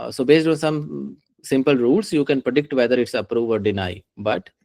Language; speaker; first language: English; non-native, local second language; Punjabi